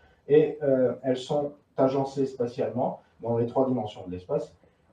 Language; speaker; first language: French; native; French